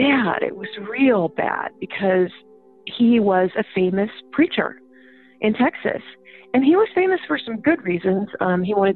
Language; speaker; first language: English; native; English